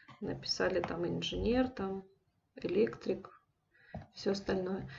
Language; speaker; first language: Russian; native; Russian